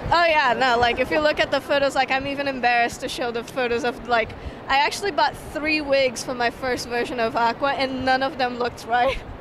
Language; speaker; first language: English; non-native, fluent; Portuguese